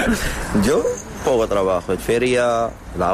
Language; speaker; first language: Spanish; non-native, learner; Arabic